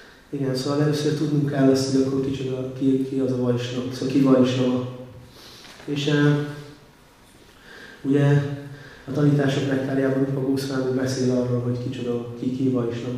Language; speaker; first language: Hungarian; native; Hungarian